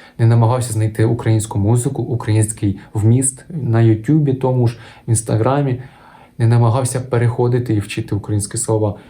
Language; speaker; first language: Ukrainian; non-native, local second language; Russian